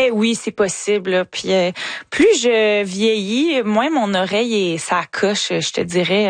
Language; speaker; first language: French; native; French